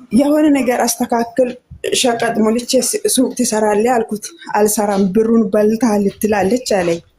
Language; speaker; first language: Amharic; non-native, local second language; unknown